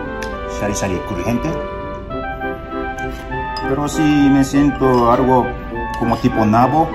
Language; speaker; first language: Spanish; non-native, learner; Japanese